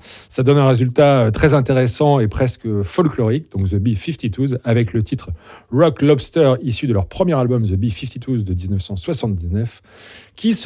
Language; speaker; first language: French; native; French